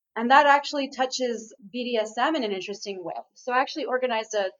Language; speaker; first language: English; native; English